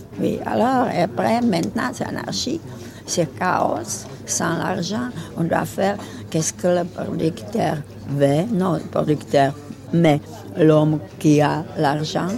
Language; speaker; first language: French; non-native, learner; Czech